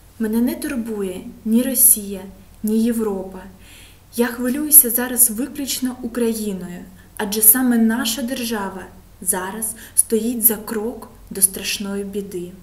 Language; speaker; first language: Ukrainian; non-native, local second language; Russian